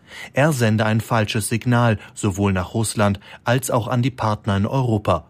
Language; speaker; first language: German; native; German